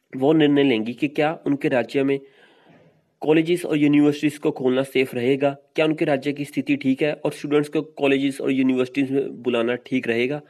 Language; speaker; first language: Hindi; non-native, local second language; Punjabi